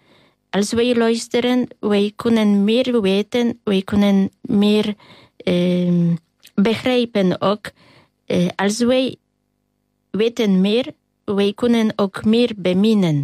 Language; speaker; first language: Dutch; non-native, fluent; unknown